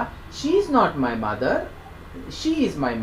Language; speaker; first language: Kannada; non-native, fluent; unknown